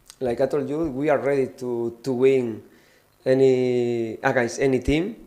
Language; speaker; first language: English; non-native, learner; Spanish